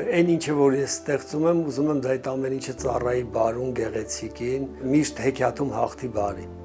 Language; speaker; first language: Armenian; native; Armenian